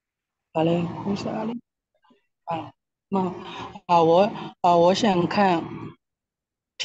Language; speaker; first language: Chinese; non-native, learner; Burmese